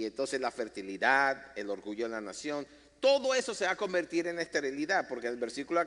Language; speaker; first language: Spanish; native; Spanish